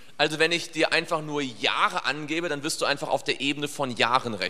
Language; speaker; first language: German; native; German